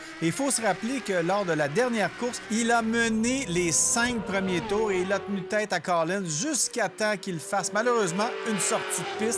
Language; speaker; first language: French; native; French